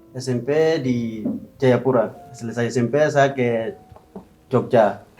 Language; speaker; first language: Indonesian; non-native, local second language; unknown